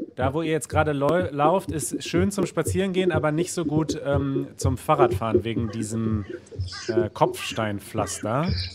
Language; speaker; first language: German; native; German